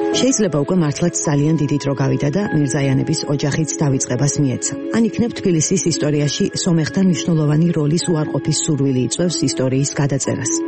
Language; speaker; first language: Georgian; native; Georgian